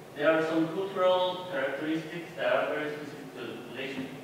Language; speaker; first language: English; non-native, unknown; Spanish